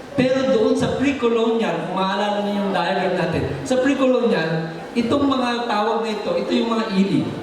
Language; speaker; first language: Filipino; non-native, local second language; Iloko